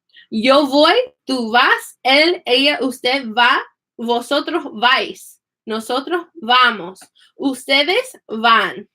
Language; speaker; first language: Spanish; non-native, fluent; English